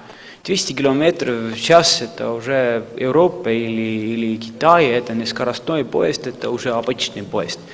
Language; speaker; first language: Russian; non-native, fluent; Estonian